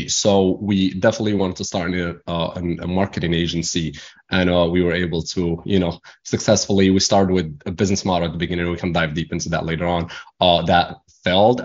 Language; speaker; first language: English; non-native, fluent; Arabic